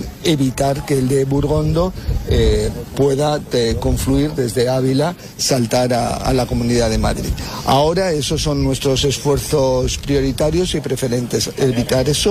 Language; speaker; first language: Spanish; native; Spanish